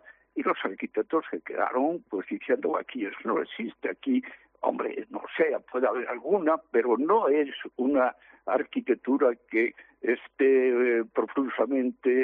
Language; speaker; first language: Spanish; native; Spanish